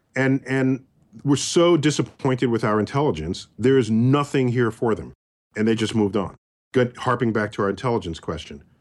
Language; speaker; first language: English; native; English